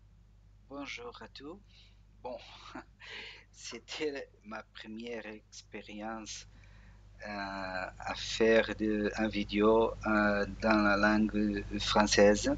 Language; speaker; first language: French; non-native, learner; Portuguese